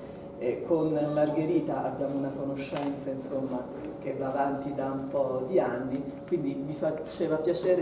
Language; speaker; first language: Italian; native; Italian